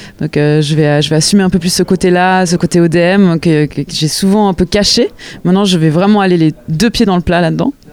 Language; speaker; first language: French; native; French